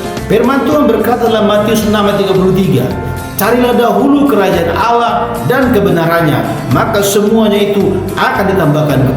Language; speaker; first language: Indonesian; native; Indonesian